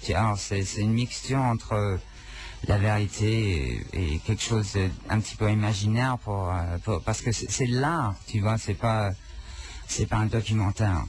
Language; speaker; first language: French; non-native, local second language; English